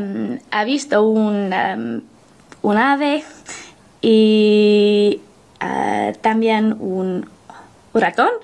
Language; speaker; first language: Spanish; non-native, learner; English